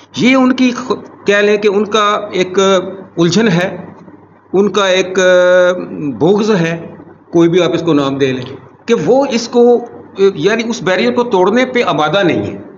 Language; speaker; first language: Urdu; non-native, local second language; Punjabi